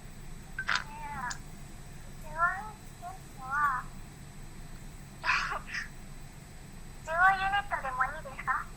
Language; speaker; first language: Japanese; non-native, learner; Indonesian